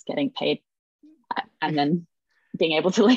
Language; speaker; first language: English; native; English